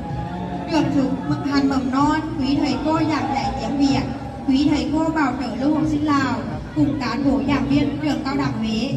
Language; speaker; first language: Vietnamese; native; Vietnamese